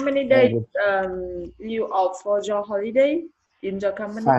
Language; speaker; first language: English; non-native, learner; Vietnamese